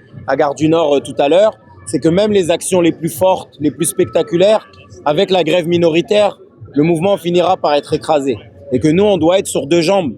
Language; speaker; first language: French; native; French